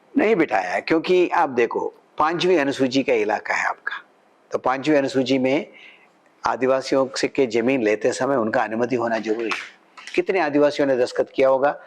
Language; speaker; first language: Hindi; non-native, local second language; Malayalam